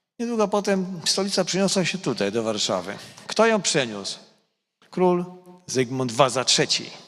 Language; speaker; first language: Polish; native; Polish